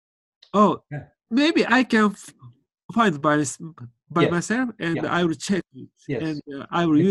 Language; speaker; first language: English; non-native, learner; Japanese